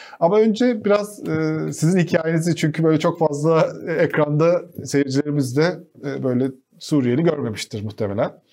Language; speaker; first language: Turkish; native; Turkish